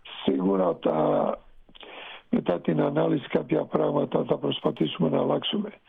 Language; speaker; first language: Greek; non-native, fluent; Serbian